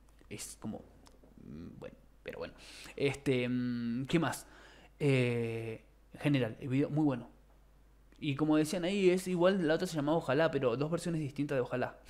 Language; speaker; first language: Spanish; native; Spanish